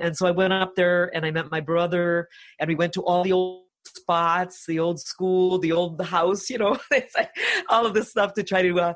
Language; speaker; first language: English; early bilingual, other home language; Finnish